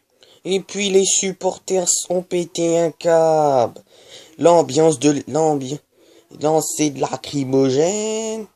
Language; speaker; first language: French; native; French